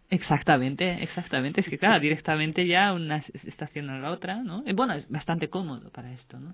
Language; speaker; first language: Spanish; non-native, fluent; Japanese